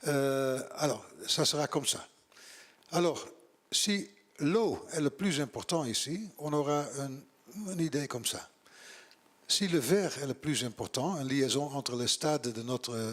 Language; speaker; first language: French; non-native, learner; Dutch